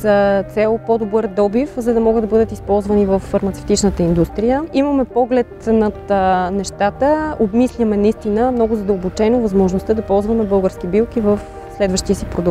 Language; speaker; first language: Bulgarian; native; Bulgarian